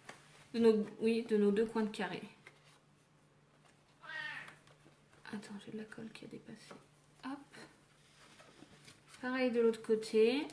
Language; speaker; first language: French; native; French